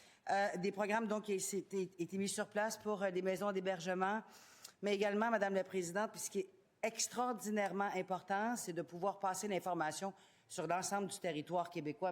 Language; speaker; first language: French; native; French